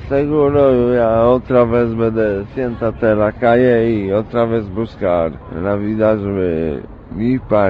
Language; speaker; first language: Spanish; non-native, learner; Polish